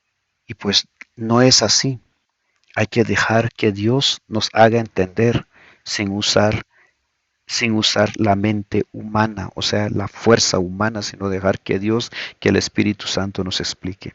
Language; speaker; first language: Spanish; native; Spanish